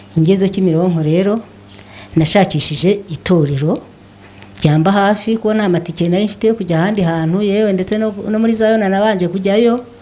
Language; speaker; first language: Kinyarwanda; native; Kinyarwanda